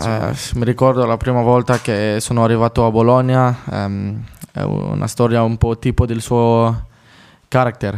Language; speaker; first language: Italian; non-native, fluent; French